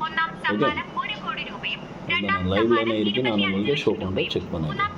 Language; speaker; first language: Tamil; non-native, local second language; Kannada